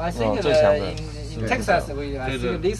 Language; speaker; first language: English; non-native, learner; Chinese